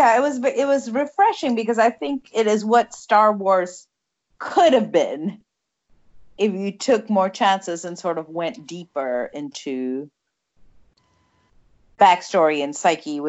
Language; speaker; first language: English; non-native, local second language; Tamil